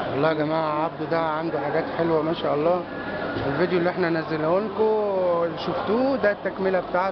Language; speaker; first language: Arabic; native; Arabic